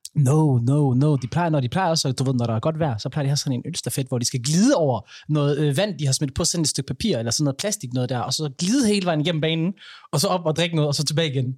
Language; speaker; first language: Danish; early bilingual, other home language; Somali